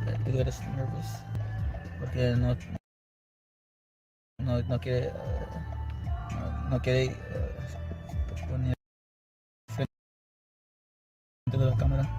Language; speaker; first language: Spanish; early bilingual, heritage; English